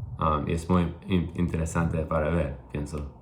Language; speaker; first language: Spanish; non-native, learner; English